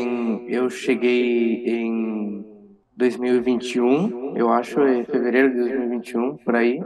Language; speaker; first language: Portuguese; early bilingual, other home language; Spanish